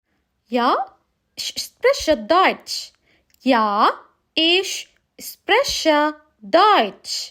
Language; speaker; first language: German; non-native, learner; Sinhala